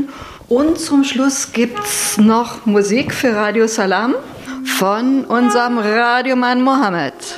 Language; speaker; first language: German; native; German